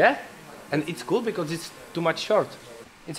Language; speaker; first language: English; non-native, learner; Czech